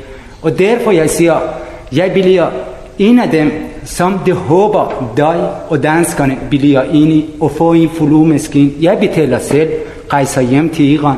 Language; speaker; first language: Danish; non-native, learner; Persian